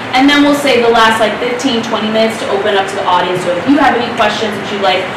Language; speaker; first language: English; native; English